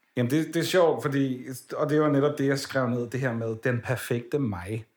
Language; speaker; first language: Danish; native; Danish